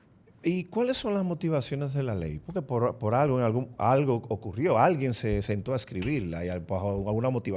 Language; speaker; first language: Spanish; native; Spanish